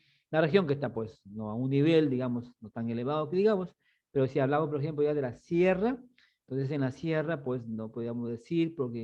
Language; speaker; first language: Spanish; native; Spanish